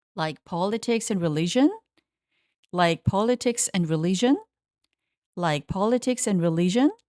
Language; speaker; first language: English; non-native, fluent; Korean